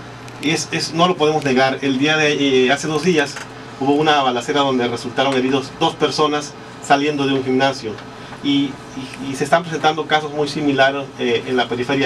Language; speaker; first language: Spanish; native; Spanish